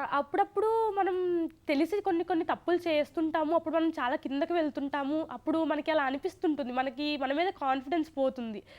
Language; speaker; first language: Telugu; native; Telugu